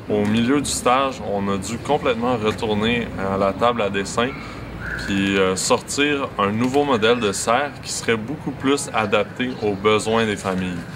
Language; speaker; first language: French; native; French